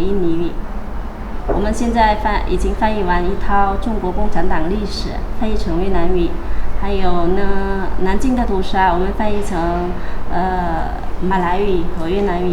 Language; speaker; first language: Chinese; non-native, fluent; Vietnamese